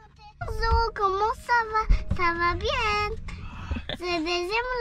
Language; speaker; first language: French; early bilingual, heritage; French